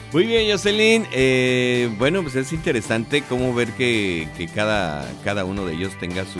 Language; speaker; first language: Spanish; native; Spanish